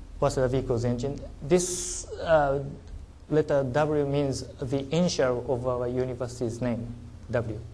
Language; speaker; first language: English; non-native, learner; Japanese